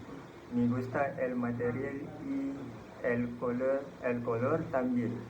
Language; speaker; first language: Spanish; non-native, learner; Malay